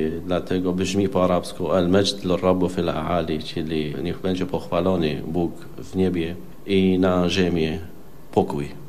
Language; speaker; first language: Polish; non-native, fluent; Arabic